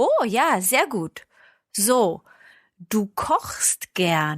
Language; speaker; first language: German; non-native, fluent; English